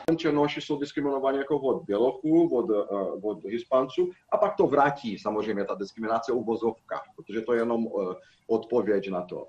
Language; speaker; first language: Czech; non-native, fluent; Portuguese